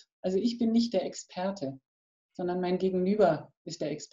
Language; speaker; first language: German; native; German